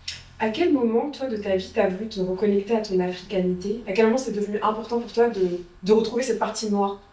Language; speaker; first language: French; native; French